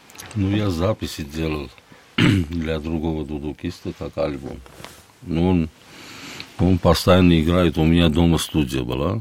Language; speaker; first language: Russian; non-native, fluent; Armenian